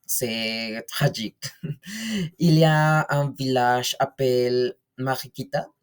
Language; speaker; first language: French; non-native, learner; Spanish